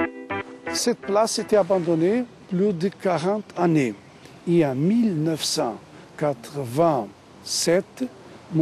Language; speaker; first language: French; non-native, learner; Portuguese